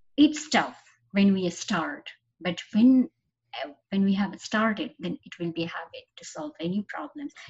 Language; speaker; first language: English; non-native, local second language; Bangla